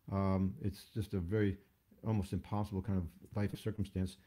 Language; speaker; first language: English; native; English